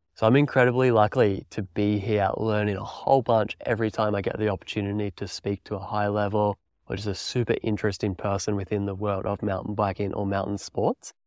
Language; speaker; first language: English; native; English